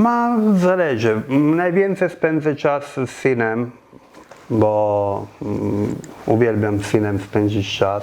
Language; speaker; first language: Polish; non-native, fluent; Italian